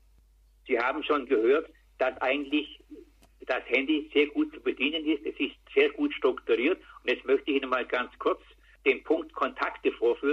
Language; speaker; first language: German; native; German